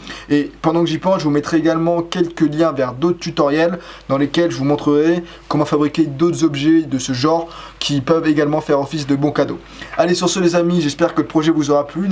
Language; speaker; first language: French; native; French